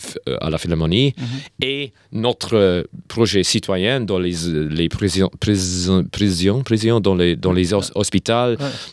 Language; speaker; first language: French; non-native, learner; English